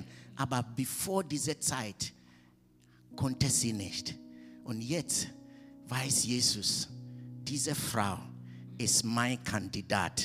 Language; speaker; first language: German; non-native, fluent; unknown